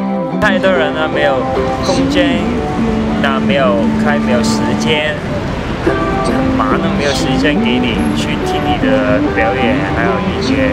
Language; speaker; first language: Chinese; non-native, local second language; Cantonese